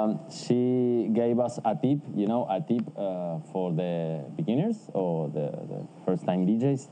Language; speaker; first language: English; non-native, fluent; Spanish